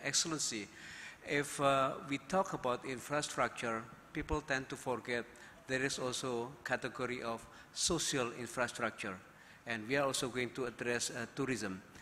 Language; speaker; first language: English; non-native, fluent; Indonesian